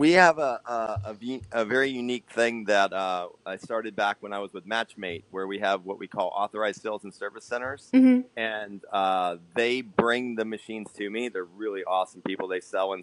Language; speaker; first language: English; native; English